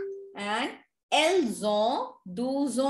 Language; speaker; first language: French; non-native, fluent; Hindi